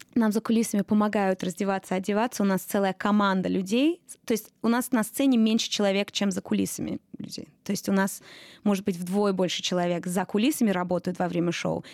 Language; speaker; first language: Russian; early bilingual, heritage; Russian